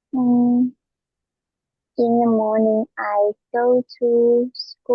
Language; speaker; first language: English; non-native, learner; Vietnamese